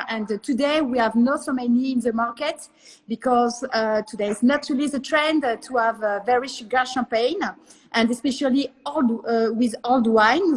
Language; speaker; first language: English; non-native, learner; French